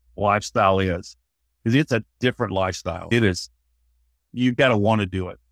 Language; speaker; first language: English; native; English